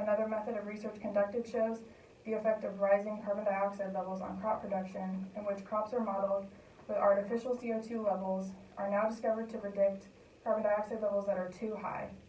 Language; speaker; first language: English; native; English